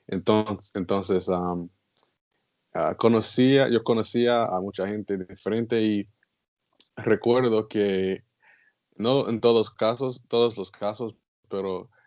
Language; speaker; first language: Spanish; non-native, learner; English